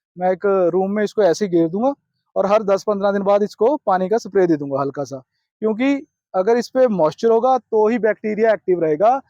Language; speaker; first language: Hindi; non-native, local second language; Punjabi